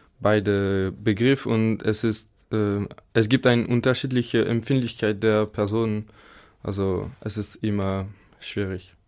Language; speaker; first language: German; non-native, fluent; French